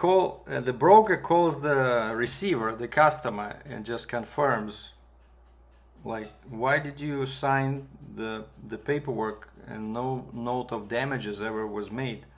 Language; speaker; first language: English; non-native, fluent; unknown